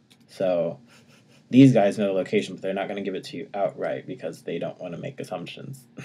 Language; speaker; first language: English; native; English